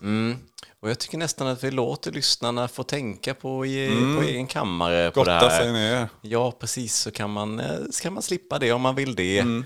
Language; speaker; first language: Swedish; native; Swedish